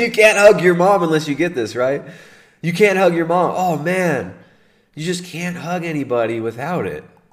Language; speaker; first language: English; native; English